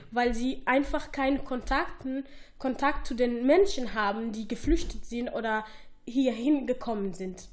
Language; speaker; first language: German; non-native, fluent; Somali